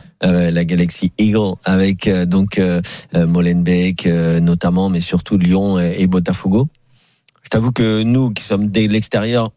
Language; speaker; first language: French; native; French